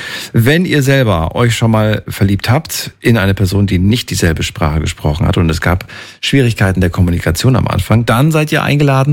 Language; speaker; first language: German; native; German